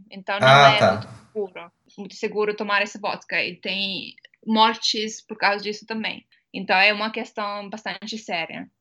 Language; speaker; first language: Portuguese; non-native, fluent; Estonian